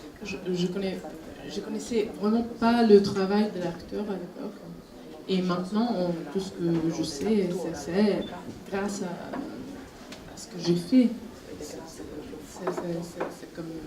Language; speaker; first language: French; non-native, fluent; Italian